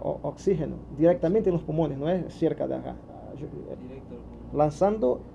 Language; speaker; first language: Spanish; non-native, learner; Portuguese